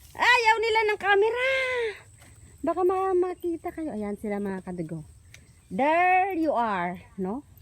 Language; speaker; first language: Filipino; native; Filipino